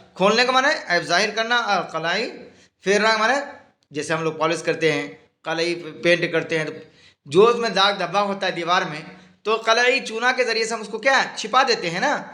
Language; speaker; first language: Urdu; native; Urdu